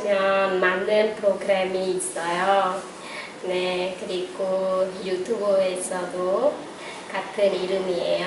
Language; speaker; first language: Korean; non-native, fluent; Khmer